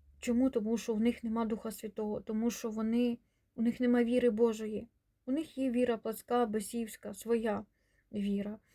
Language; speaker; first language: Ukrainian; non-native, local second language; Russian